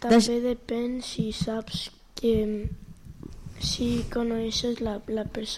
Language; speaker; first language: Catalan; non-native, local second language; Spanish